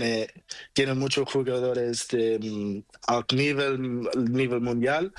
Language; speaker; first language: Spanish; non-native, learner; Portuguese